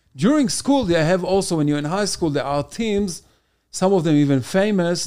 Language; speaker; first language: English; non-native, fluent; Hebrew